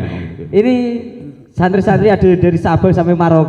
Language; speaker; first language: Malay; non-native, local second language; Javanese